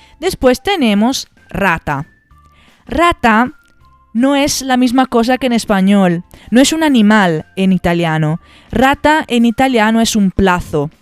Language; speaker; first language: Spanish; non-native, fluent; Italian